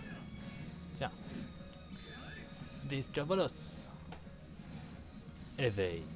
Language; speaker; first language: French; native; French